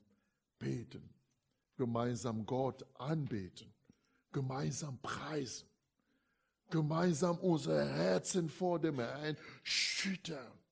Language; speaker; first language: German; non-native, fluent; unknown